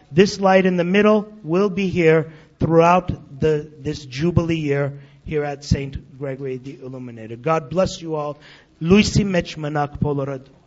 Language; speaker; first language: English; native; English